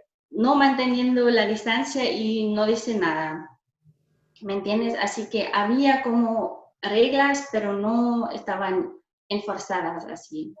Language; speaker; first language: Spanish; non-native, fluent; German